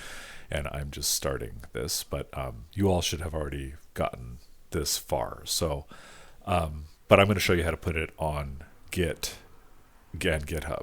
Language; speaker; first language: English; native; English